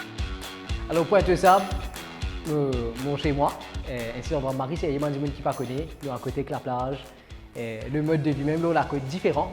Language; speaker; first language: French; non-native, local second language; Morisyen